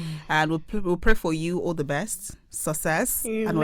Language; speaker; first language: English; non-native, local second language; Yoruba